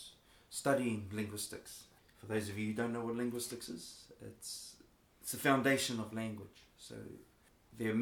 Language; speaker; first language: English; native; English